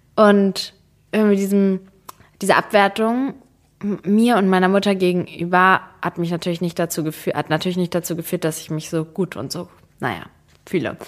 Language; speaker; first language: German; early bilingual, other home language; Serbian